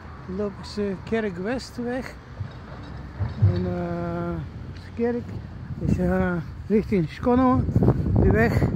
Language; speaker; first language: Dutch; non-native, learner; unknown